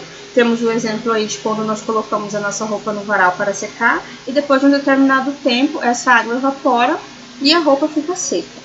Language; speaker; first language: Portuguese; native; Portuguese